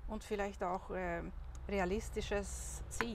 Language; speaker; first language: German; non-native, learner; Swedish